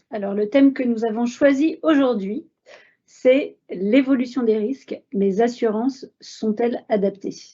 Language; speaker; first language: French; native; French